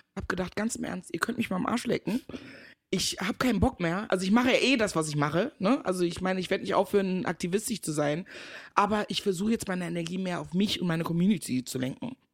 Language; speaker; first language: German; early bilingual, other home language; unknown